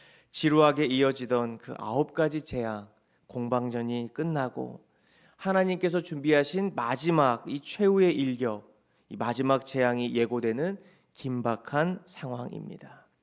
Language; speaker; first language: Korean; native; Korean